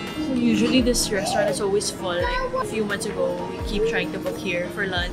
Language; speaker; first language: English; non-native, local second language; Filipino